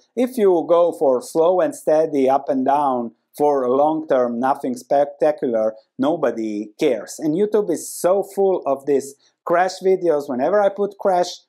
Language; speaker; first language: English; non-native, fluent; Croatian